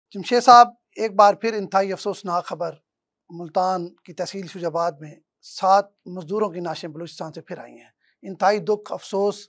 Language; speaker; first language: Urdu; non-native, local second language; Saraiki